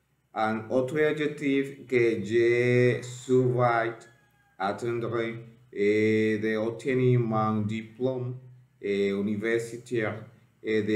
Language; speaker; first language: French; non-native, learner; Spanish